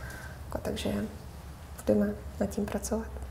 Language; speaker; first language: Czech; non-native, fluent; Russian